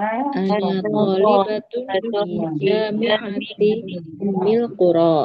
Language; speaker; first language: Arabic; non-native, learner; Indonesian